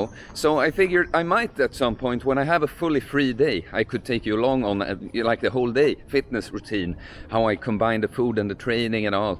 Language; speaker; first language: English; non-native, fluent; Swedish